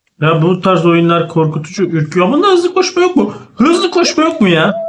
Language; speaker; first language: Turkish; native; Turkish